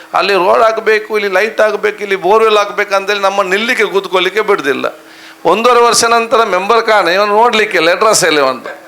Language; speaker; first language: Kannada; non-native, local second language; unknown